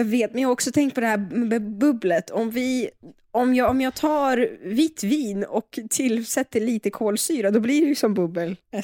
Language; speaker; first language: Swedish; native; Swedish